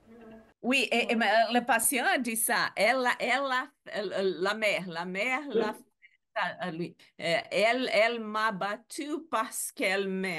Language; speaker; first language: French; non-native, learner; Portuguese